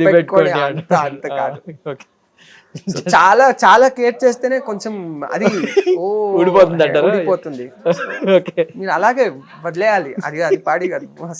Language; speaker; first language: Telugu; non-native, learner; Kannada